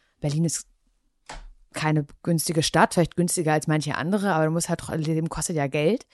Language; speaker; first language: German; native; German